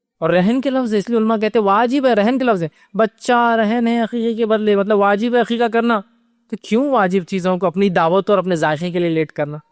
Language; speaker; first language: Urdu; native; Urdu